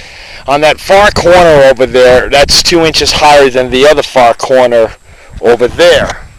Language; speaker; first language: English; native; English